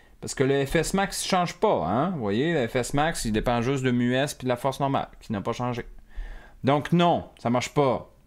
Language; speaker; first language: French; native; French